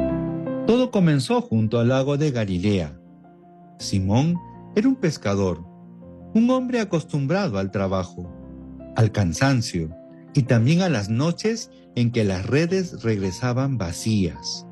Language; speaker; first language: Spanish; native; Spanish